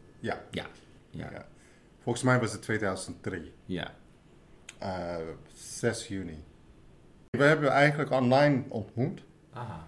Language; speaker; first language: Dutch; non-native, fluent; English